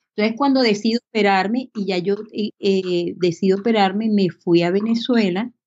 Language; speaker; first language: Spanish; native; Spanish